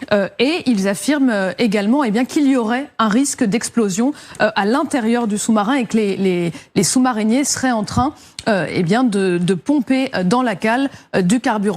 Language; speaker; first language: French; native; French